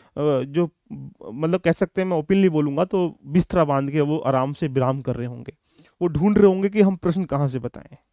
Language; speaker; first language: Hindi; native; Hindi